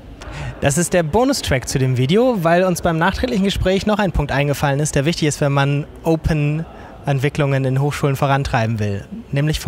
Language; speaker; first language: German; native; German